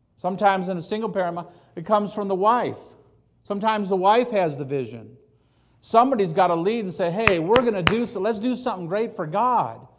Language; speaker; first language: English; early bilingual, other home language; Polish